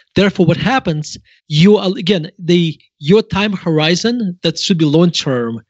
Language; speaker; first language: English; non-native, fluent; Russian